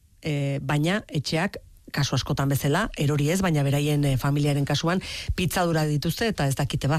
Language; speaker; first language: Basque; native; Basque